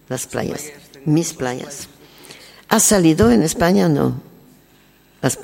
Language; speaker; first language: Spanish; non-native, learner; French